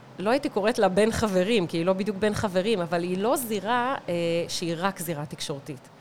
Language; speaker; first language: Hebrew; native; Hebrew